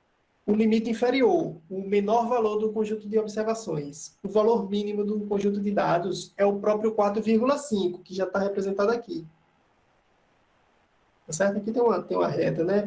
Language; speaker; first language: Portuguese; native; Portuguese